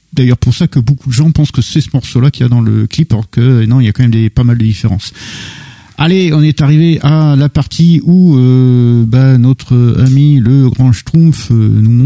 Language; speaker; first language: French; native; French